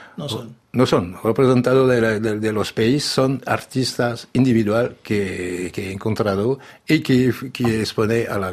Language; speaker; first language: Spanish; non-native, learner; French